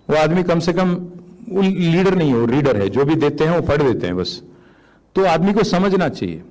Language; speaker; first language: Hindi; non-native, local second language; Telugu